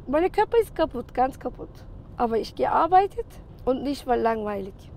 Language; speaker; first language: German; non-native, learner; Turkish